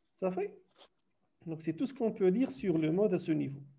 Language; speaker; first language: French; non-native, local second language; Arabic